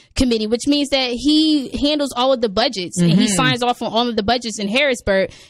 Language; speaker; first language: English; native; English